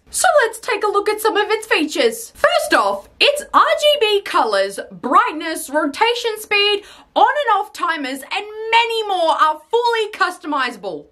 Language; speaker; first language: English; native; English